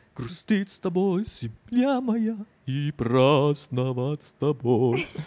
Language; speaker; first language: Russian; non-native, fluent; Italian